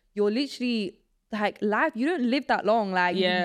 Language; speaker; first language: English; early bilingual, other home language; Polish